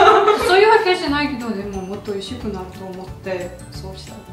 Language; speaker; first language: Japanese; non-native, learner; Russian